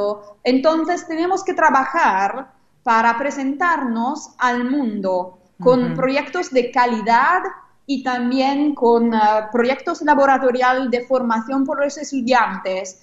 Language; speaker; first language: Spanish; non-native, fluent; Italian